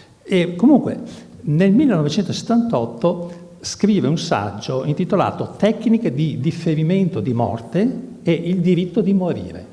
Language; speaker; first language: Italian; native; Italian